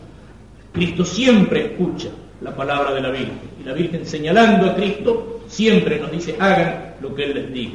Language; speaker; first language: Spanish; native; Spanish